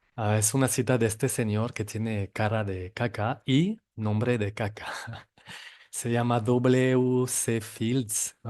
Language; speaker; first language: Spanish; non-native, fluent; French